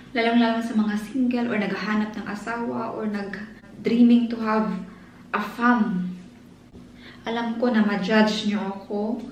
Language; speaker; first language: Filipino; non-native, local second language; Cebuano